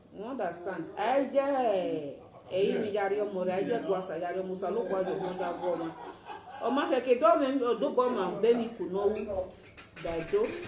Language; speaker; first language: Nigerian Pidgin; native; Nigerian Pidgin